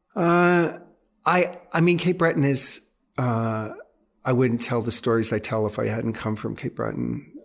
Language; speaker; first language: English; native; English